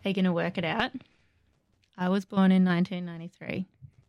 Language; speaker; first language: English; native; English